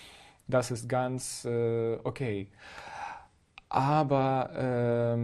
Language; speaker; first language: German; non-native, fluent; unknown